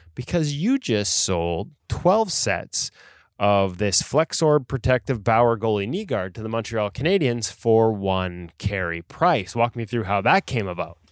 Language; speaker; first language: English; native; English